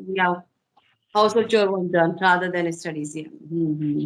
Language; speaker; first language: English; non-native, fluent; Hindi